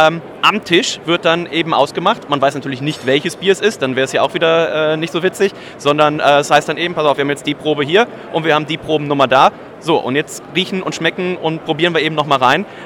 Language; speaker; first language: German; native; German